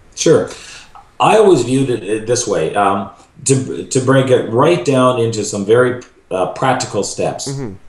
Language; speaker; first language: English; native; English